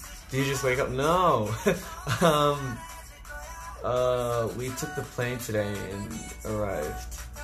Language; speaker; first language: English; early bilingual, other home language; Korean